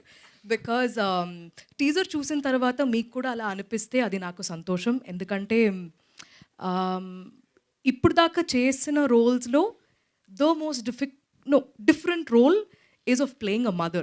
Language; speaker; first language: Telugu; non-native, fluent; Malayalam